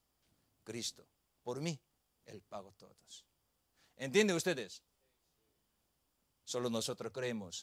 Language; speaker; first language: Spanish; non-native, learner; Korean